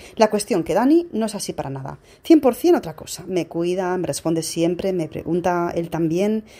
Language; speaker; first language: Spanish; non-native, local second language; Catalan